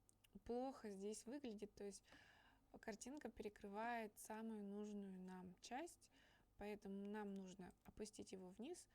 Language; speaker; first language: Russian; native; Russian